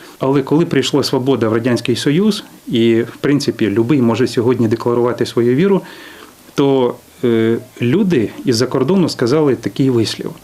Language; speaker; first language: Ukrainian; native; Ukrainian